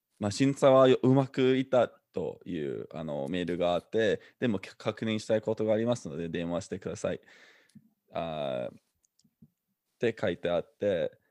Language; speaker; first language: Japanese; non-native, fluent; English